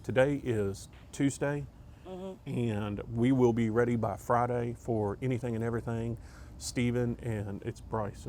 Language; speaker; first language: English; native; English